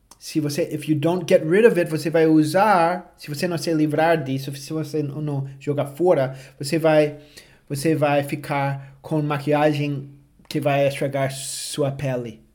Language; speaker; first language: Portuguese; non-native, fluent; English